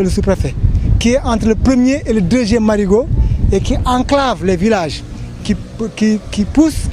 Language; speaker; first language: French; non-native, local second language; Wolof